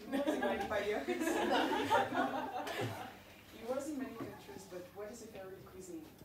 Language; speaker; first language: English; non-native, learner; Russian